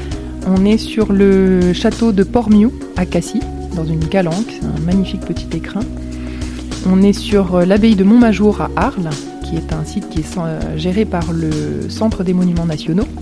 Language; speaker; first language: French; native; French